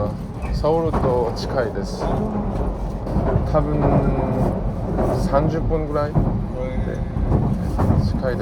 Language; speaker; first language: Japanese; non-native, learner; Korean